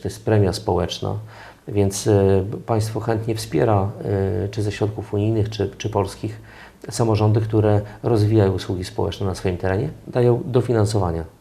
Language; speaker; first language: Polish; native; Polish